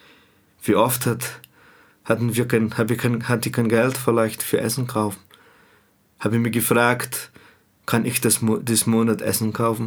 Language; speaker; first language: German; non-native, fluent; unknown